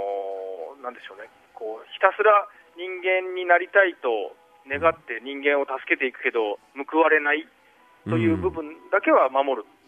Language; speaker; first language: Japanese; native; Japanese